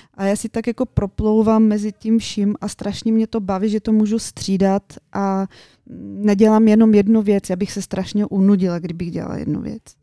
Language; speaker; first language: Czech; non-native, fluent; Bulgarian